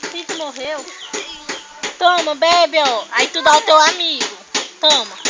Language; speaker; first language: Portuguese; native; Portuguese